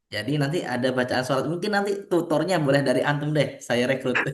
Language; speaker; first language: Malay; native; Malay